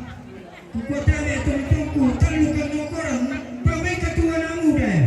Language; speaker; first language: Indonesian; non-native, local second language; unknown